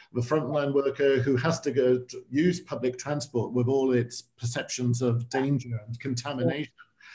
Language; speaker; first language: English; native; English